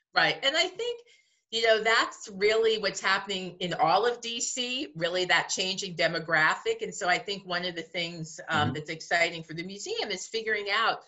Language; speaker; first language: English; native; English